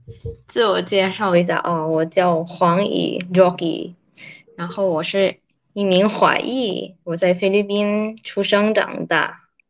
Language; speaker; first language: Chinese; early bilingual, heritage; Chinese